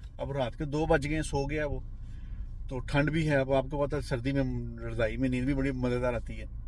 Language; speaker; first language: Urdu; non-native, local second language; Punjabi